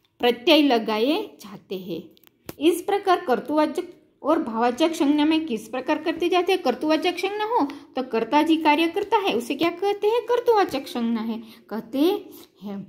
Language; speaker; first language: Hindi; non-native, local second language; Gujarati